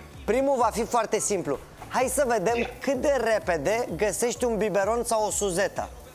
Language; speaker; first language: Romanian; native; Romanian